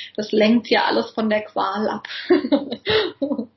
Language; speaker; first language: German; native; German